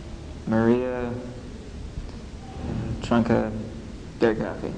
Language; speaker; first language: German; non-native, learner; English